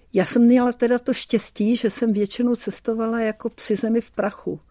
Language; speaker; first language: Czech; early bilingual, heritage; Czech